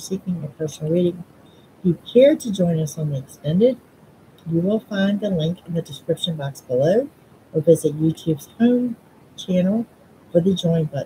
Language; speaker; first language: English; native; English